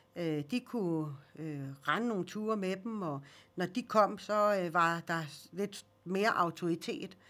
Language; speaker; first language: Danish; early bilingual, other home language; Swedish